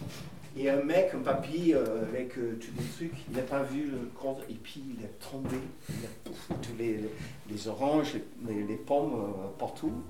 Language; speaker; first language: French; non-native, fluent; English